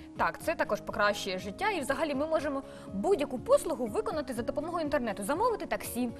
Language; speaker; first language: Ukrainian; native; Ukrainian